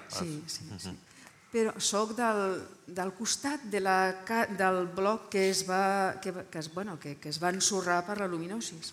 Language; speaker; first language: Catalan; non-native, local second language; Spanish